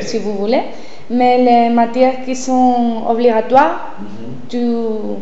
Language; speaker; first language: French; non-native, learner; Spanish